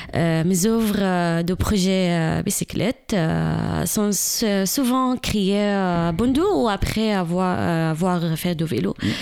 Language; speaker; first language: French; non-native, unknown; Arabic